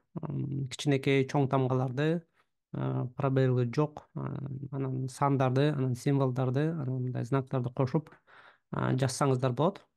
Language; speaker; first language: Kyrgyz; native; Kyrgyz